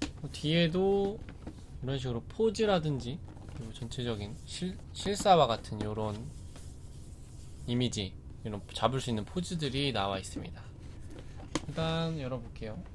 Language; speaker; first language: Korean; native; Korean